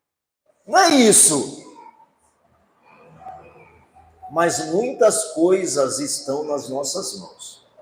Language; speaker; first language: Portuguese; native; Portuguese